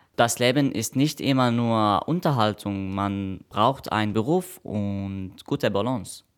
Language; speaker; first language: German; non-native, fluent; Arabic